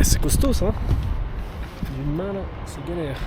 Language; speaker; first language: French; native; French